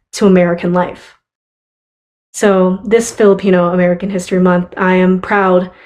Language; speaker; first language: English; native; English